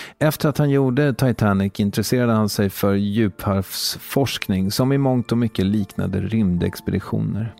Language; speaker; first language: Swedish; native; Swedish